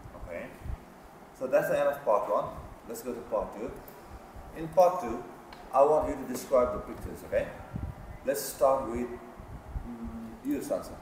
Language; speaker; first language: English; non-native, fluent; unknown